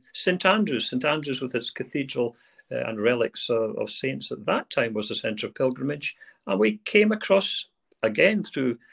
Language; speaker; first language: English; native; English